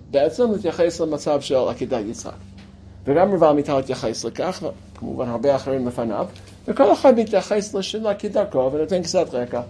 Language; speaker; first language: Hebrew; non-native, fluent; English